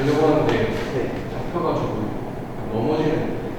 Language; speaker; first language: Korean; native; Korean